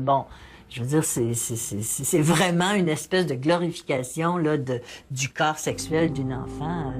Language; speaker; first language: French; native; French